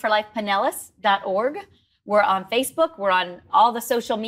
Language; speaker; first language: English; native; English